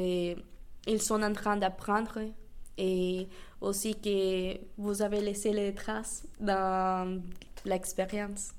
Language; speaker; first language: French; non-native, fluent; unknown